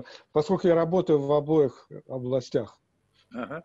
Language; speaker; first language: Russian; native; Russian